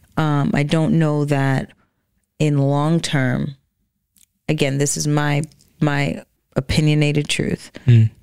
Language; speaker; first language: English; native; English